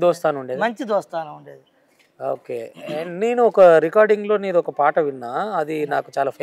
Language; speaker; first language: Telugu; native; Telugu